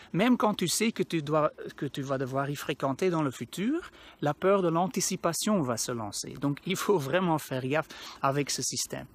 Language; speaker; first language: French; non-native, local second language; Dutch